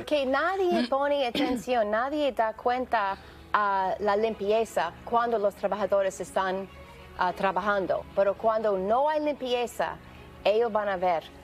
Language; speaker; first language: Spanish; non-native, fluent; English